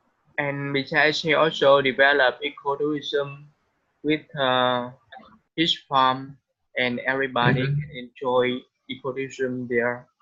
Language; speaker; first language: English; non-native, learner; Vietnamese